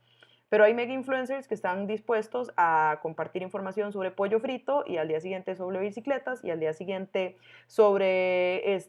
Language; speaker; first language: Spanish; native; Spanish